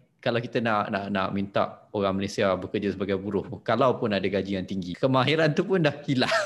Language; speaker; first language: Malay; native; Malay